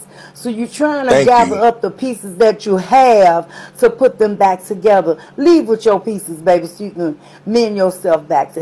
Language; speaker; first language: English; native; English